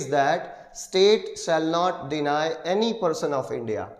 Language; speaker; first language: English; non-native, local second language; Gujarati